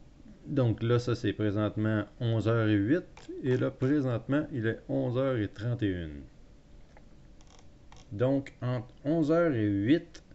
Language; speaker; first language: French; native; French